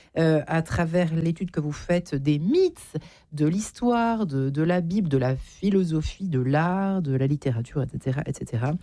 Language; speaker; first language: French; native; French